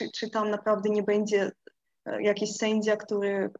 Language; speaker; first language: Polish; non-native, fluent; Russian